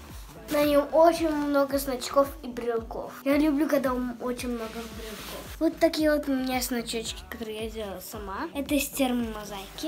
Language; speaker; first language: Russian; early bilingual, heritage; Russian